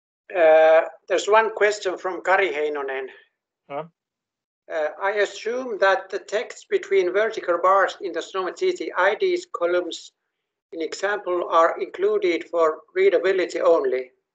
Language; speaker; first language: English; non-native, fluent; Finnish